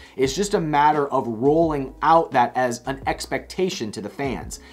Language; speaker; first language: English; native; English